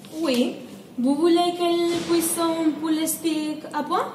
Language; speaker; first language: French; non-native, learner; Spanish